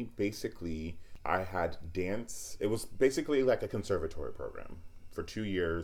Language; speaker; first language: English; native; English